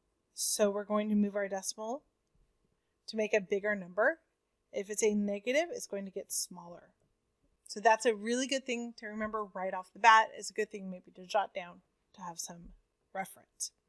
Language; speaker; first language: English; native; English